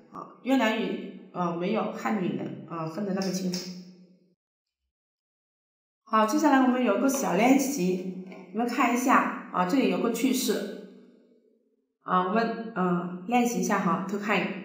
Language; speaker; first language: Chinese; non-native, fluent; Vietnamese